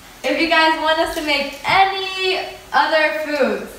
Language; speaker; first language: English; early bilingual, other home language; Spanish